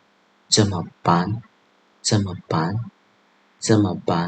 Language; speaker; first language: Chinese; non-native, fluent; Khmer